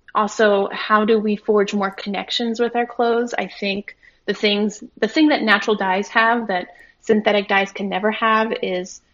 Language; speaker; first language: English; native; English